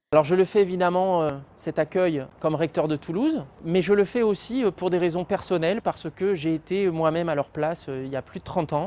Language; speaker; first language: French; native; French